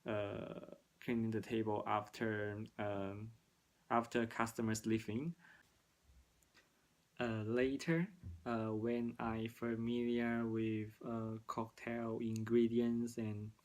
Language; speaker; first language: English; non-native, learner; Cantonese